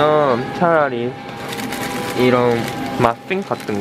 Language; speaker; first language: Korean; non-native, fluent; Japanese